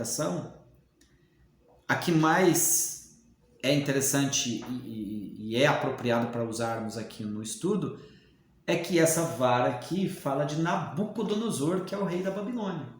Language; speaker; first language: Portuguese; native; Portuguese